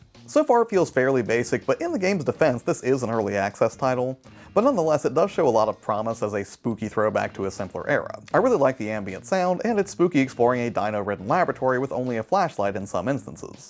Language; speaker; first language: English; native; English